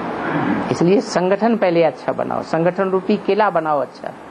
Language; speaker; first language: Hindi; native; Hindi